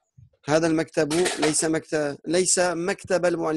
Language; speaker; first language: Arabic; non-native, fluent; French